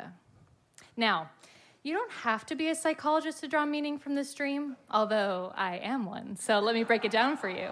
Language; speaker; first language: English; native; English